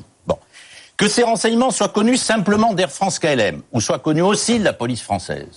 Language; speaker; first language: French; native; French